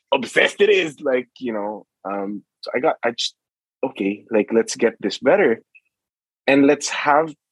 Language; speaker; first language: English; non-native, local second language; Filipino